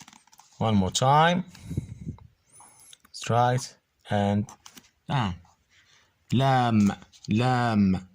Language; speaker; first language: English; non-native, fluent; Arabic